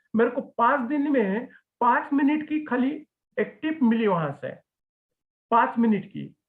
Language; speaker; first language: Hindi; non-native, local second language; Marathi